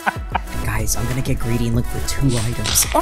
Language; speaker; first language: English; native; English